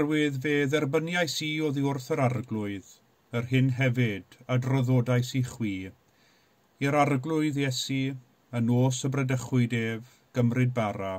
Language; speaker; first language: Welsh; native; Welsh